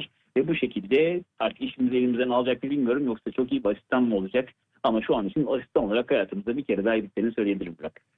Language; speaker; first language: Turkish; native; Turkish